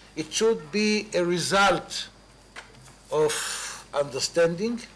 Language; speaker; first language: English; non-native, fluent; Hebrew